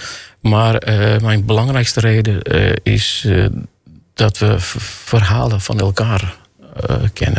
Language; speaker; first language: Dutch; non-native, fluent; Armenian